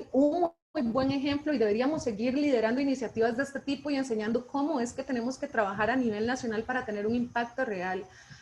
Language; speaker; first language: Spanish; native; Spanish